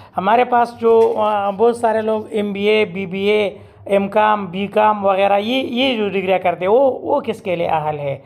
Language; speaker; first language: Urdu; non-native, local second language; Pashto